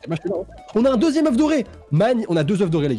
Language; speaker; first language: French; native; French